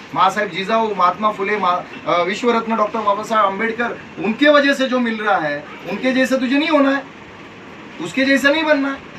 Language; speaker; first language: Hindi; non-native, local second language; Marathi